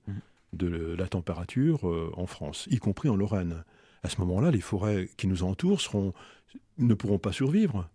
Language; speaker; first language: French; native; French